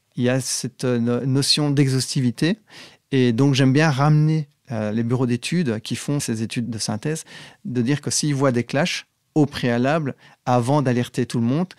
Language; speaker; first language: French; native; French